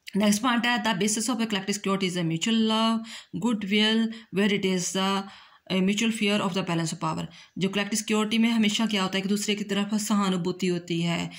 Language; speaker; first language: Hindi; non-native, local second language; Punjabi